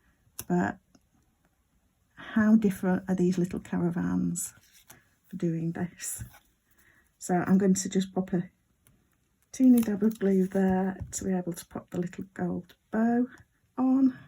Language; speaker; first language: English; native; English